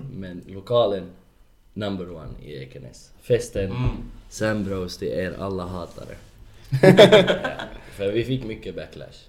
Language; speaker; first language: Swedish; early bilingual, other home language; Arabic